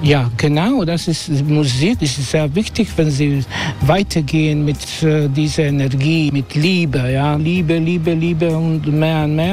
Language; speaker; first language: German; non-native, learner; Croatian